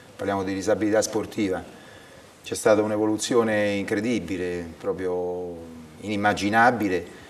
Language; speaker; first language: Italian; native; Italian